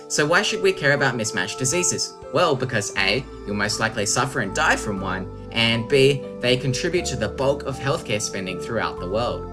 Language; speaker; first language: English; native; English